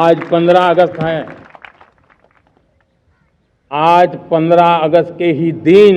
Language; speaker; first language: Hindi; non-native, local second language; Gujarati